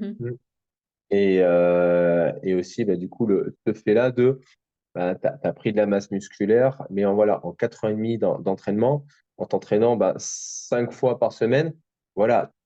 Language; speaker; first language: French; native; French